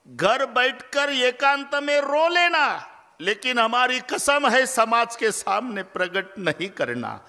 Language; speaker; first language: Hindi; non-native, local second language; Marathi